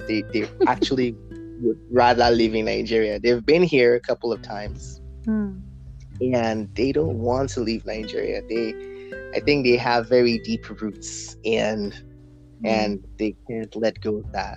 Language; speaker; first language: English; non-native, local second language; Yoruba